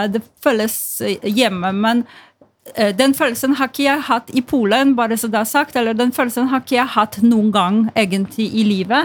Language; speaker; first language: Norwegian; non-native, fluent; Polish